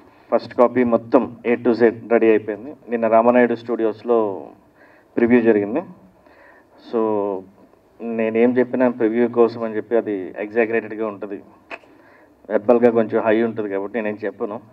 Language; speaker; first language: Telugu; native; Telugu